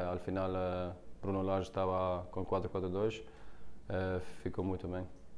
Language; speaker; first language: Portuguese; non-native, learner; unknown